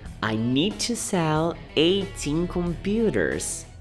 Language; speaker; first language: English; non-native, fluent; Portuguese